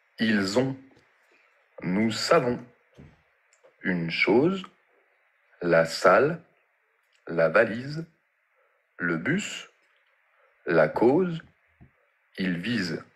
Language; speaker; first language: French; non-native, learner; Spanish